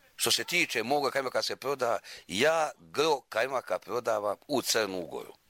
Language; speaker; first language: Croatian; native; Croatian